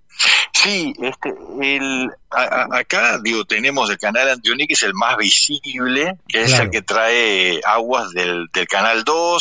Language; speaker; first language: Spanish; native; Spanish